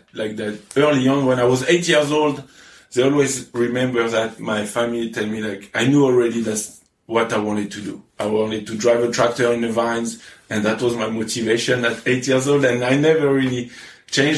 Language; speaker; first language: English; non-native, fluent; French